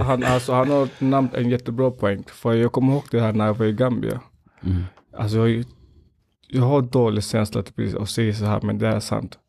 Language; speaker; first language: Swedish; non-native, fluent; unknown